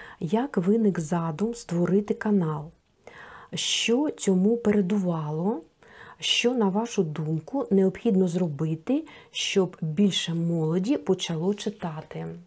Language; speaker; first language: Ukrainian; non-native, local second language; Russian